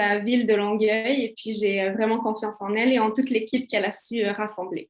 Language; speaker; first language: French; early bilingual, other home language; Kabyle